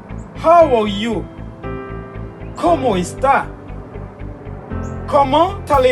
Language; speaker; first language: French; non-native, local second language; Haitian Creole